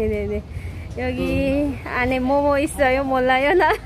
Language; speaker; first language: Korean; non-native, learner; Nepali